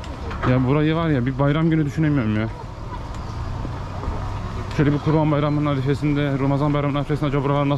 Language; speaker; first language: Turkish; native; Turkish